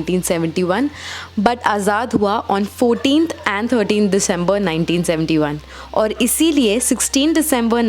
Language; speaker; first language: Hindi; native; Hindi